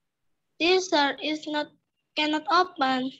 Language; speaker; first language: English; non-native, learner; Indonesian